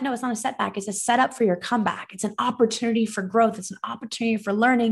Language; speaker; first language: English; native; English